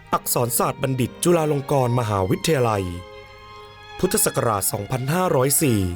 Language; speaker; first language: Thai; native; Thai